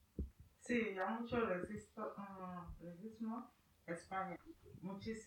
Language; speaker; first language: Spanish; non-native, learner; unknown